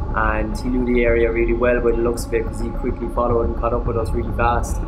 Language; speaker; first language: English; native; English